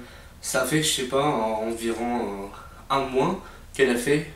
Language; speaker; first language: French; non-native, fluent; English